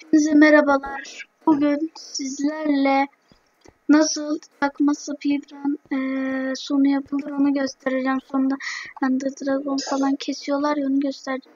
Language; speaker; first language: Turkish; native; Turkish